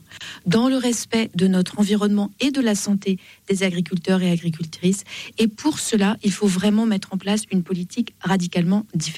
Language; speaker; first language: French; native; French